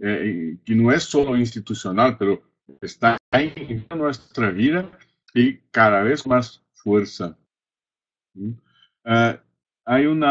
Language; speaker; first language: Spanish; non-native, fluent; Portuguese